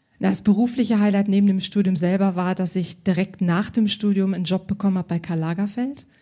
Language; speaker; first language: German; native; German